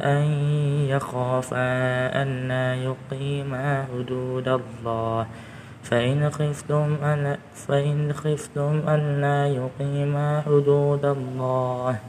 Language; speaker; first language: Arabic; non-native, learner; Indonesian